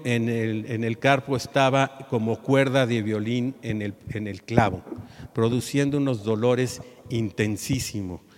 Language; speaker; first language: Spanish; native; Spanish